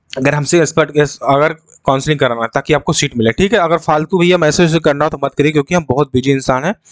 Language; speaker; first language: Hindi; native; Hindi